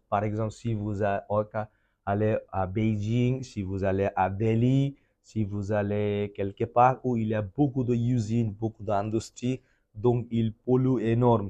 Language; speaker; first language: French; non-native, fluent; Bangla